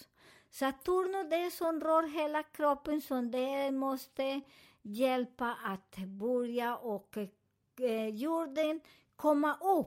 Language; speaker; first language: Swedish; non-native, learner; Spanish